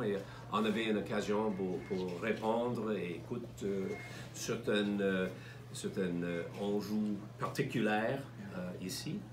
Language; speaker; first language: French; non-native, learner; English